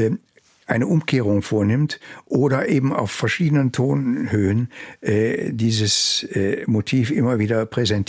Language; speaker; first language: German; native; German